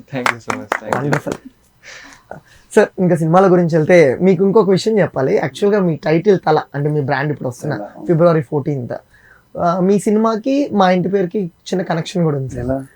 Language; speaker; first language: Telugu; native; Telugu